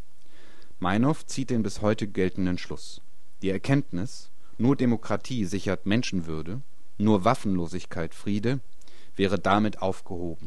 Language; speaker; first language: German; native; German